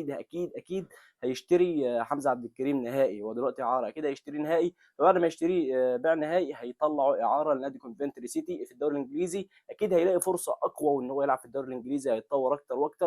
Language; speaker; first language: Arabic; native; Arabic